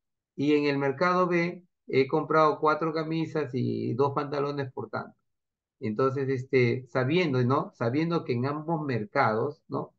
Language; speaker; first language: Spanish; native; Spanish